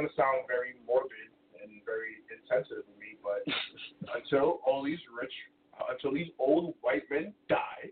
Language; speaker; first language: English; native; English